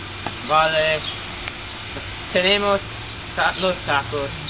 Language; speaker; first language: Spanish; non-native, learner; English